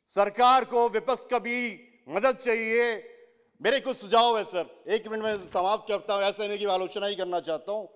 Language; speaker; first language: Hindi; non-native, local second language; Odia